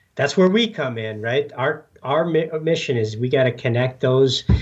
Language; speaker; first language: English; native; English